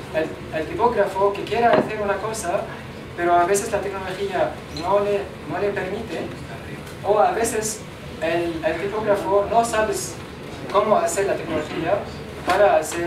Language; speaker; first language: Spanish; non-native, learner; Arabic